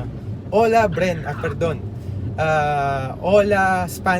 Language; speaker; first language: Spanish; non-native, learner; Filipino